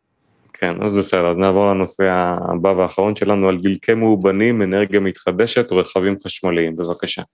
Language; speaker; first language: Hebrew; native; Hebrew